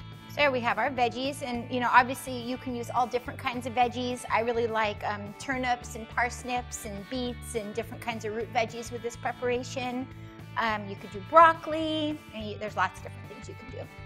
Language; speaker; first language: English; native; English